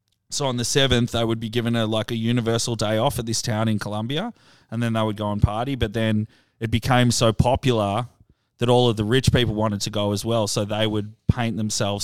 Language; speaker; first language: English; native; English